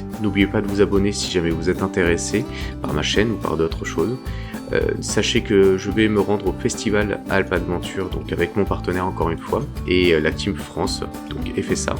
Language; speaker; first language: French; native; French